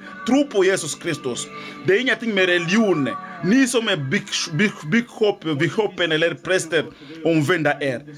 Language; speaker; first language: Swedish; non-native, fluent; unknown